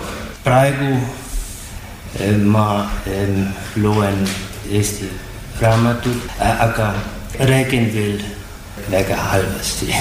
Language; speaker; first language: Estonian; non-native, learner; German